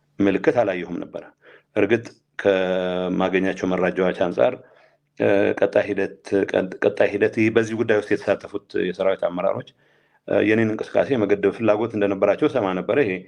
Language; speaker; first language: Amharic; non-native, local second language; Tigrinya